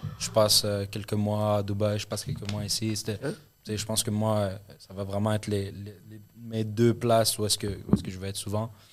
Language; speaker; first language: French; early bilingual, other home language; Arabic